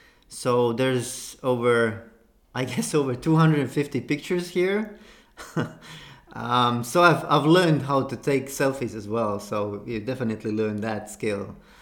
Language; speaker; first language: English; non-native, fluent; Estonian